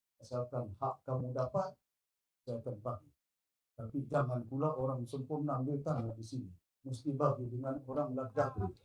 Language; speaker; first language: Malay; non-native, local second language; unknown